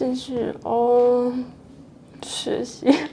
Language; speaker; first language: Chinese; early bilingual, other home language; Russian